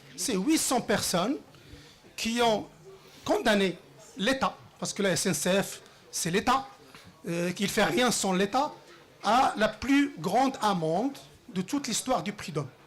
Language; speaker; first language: French; early bilingual, other home language; Riffian